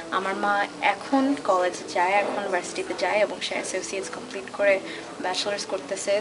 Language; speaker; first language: Bangla; early bilingual, heritage; Bangla